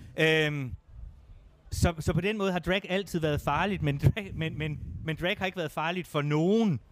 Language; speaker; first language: Danish; native; Danish